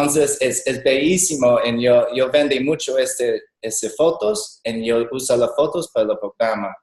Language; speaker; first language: Spanish; non-native, learner; English